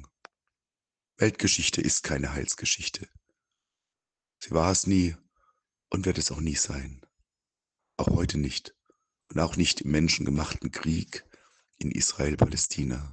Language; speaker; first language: German; native; German